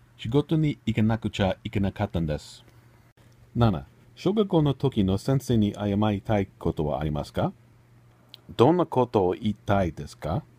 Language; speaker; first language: Japanese; non-native, learner; English